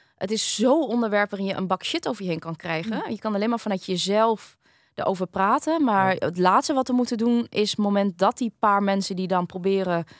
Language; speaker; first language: Dutch; early bilingual, other home language; Vietnamese